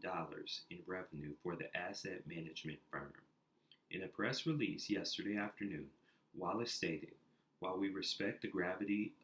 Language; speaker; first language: English; native; English